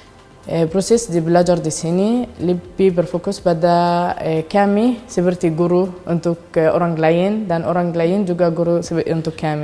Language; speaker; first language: Indonesian; non-native, learner; Arabic